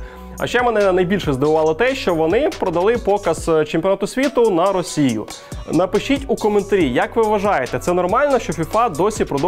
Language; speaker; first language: Ukrainian; native; Ukrainian